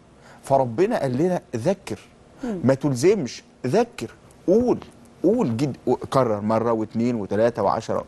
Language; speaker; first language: Arabic; native; Arabic